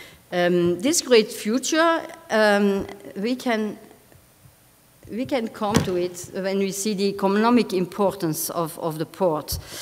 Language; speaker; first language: English; non-native, fluent; Dutch